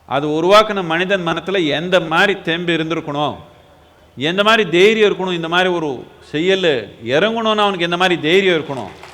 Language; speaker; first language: Tamil; non-native, local second language; Kannada